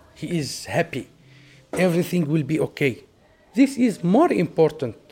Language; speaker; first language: English; non-native, fluent; Arabic